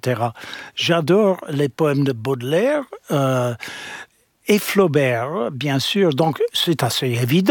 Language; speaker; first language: French; non-native, fluent; English